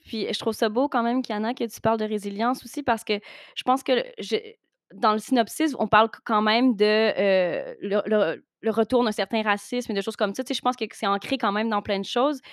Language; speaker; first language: French; native; French